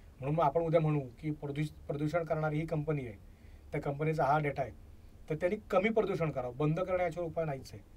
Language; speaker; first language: Marathi; native; Marathi